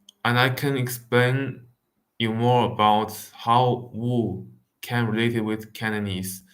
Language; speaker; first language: English; non-native, fluent; Wu Chinese